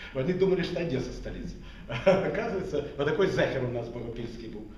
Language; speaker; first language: Russian; non-native, local second language; Ukrainian